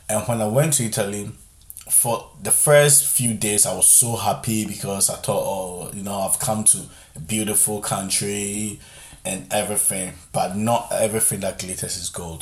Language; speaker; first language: English; non-native, local second language; Akan